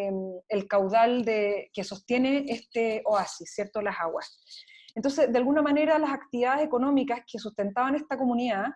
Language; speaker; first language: Spanish; native; Spanish